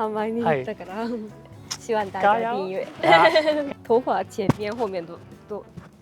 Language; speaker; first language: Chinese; non-native, fluent; Japanese